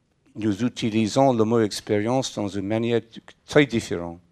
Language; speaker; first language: French; non-native, fluent; English